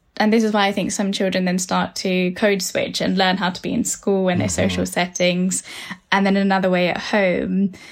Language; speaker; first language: English; early bilingual, other home language; Tamil